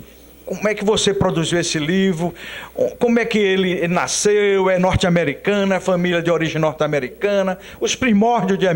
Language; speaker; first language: Portuguese; native; Portuguese